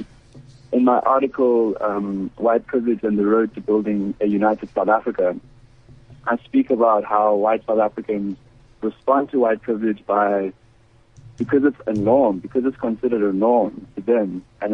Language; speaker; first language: English; native; English